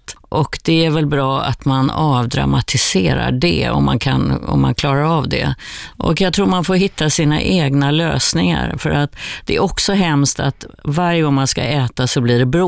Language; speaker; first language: Swedish; native; Swedish